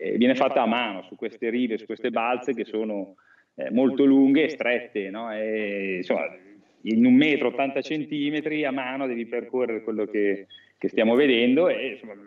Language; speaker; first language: Italian; native; Italian